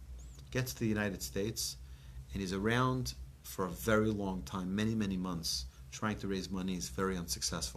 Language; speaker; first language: English; native; English